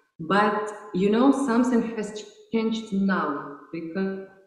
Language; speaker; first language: English; non-native, fluent; Ukrainian